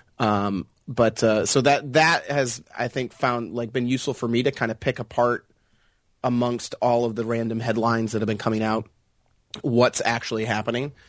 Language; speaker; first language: English; native; English